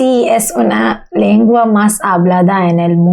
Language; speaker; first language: Spanish; non-native, learner; Bangla